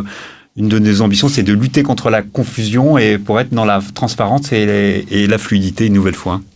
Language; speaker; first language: French; native; French